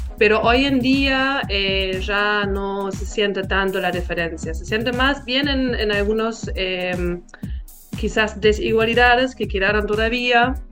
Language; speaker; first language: Spanish; non-native, fluent; German